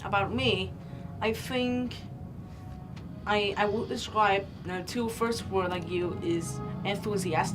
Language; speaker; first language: English; non-native, learner; Vietnamese